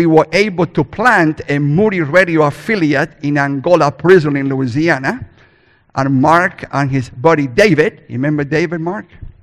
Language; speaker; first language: English; non-native, fluent; Spanish